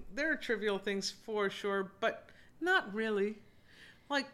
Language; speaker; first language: English; native; English